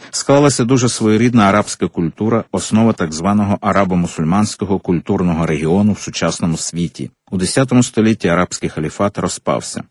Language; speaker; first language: Ukrainian; native; Ukrainian